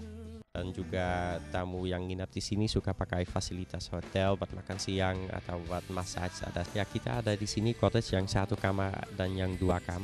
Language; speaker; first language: Indonesian; non-native, fluent; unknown